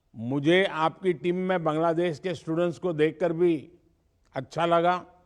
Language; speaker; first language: Hindi; non-native, local second language; Gujarati